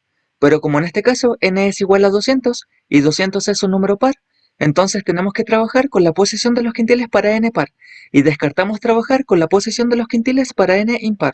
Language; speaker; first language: Spanish; native; Spanish